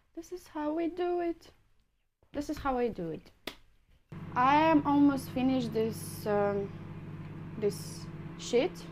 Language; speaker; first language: English; non-native, fluent; Russian